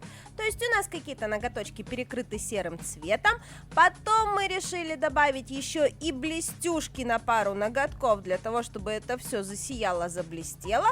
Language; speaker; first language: Russian; native; Russian